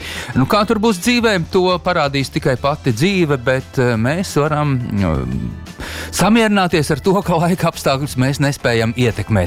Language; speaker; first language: Latvian; native; Latvian